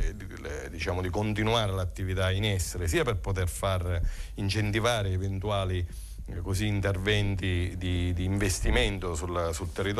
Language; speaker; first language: Italian; native; Italian